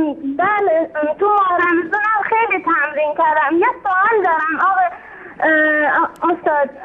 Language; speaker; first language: Persian; native; Persian